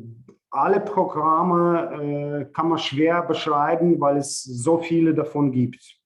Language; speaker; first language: German; non-native, fluent; Ukrainian